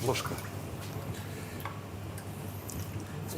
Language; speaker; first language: Russian; native; Russian